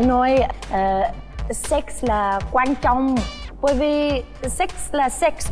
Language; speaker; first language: Vietnamese; non-native, learner; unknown